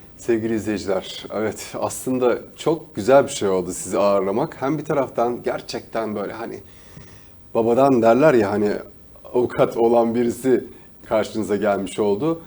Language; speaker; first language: Turkish; native; Turkish